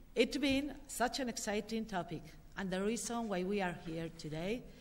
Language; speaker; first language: English; non-native, fluent; Spanish